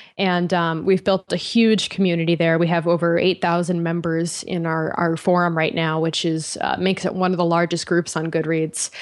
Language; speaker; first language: English; native; English